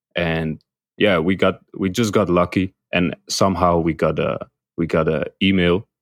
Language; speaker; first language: English; non-native, fluent; Dutch